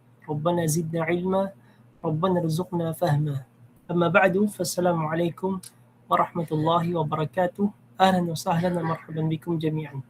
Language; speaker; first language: Arabic; non-native, fluent; Filipino